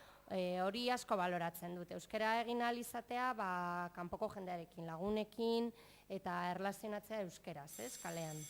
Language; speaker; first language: Basque; non-native, local second language; Spanish